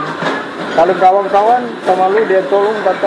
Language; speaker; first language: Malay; non-native, learner; Tamil